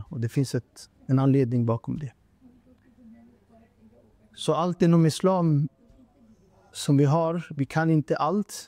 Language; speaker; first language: Swedish; non-native, fluent; Urdu